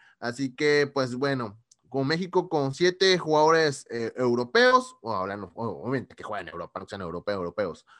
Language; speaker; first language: Spanish; native; Spanish